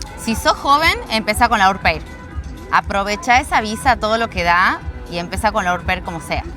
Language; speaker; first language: Spanish; native; Spanish